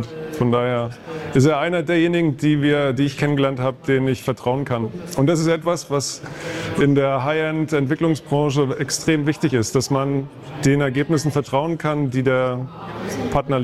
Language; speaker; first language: German; native; German